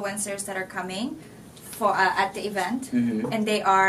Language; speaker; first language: English; non-native, local second language; Filipino